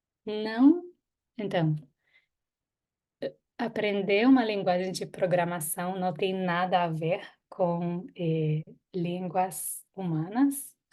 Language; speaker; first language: Portuguese; non-native, fluent; Hebrew